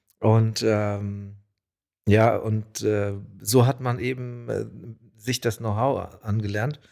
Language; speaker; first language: German; early bilingual, other home language; Polish